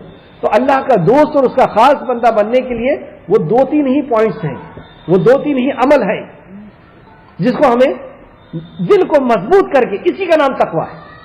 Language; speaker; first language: Urdu; native; Urdu